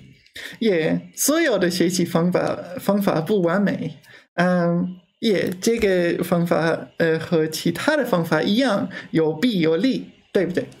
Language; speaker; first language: Chinese; non-native, learner; English